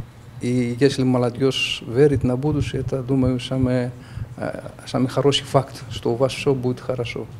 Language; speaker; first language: Russian; non-native, fluent; Greek